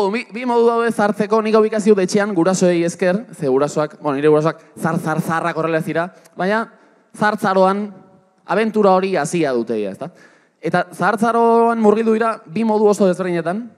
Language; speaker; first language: Basque; native; Basque